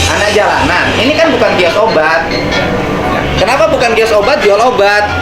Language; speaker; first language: Indonesian; non-native, local second language; Sundanese